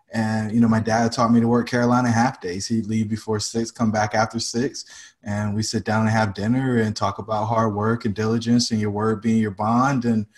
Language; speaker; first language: English; native; English